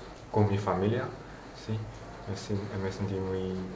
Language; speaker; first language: Spanish; non-native, learner; Chinese